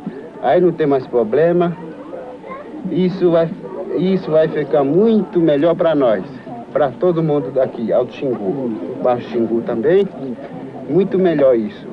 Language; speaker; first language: Portuguese; non-native, local second language; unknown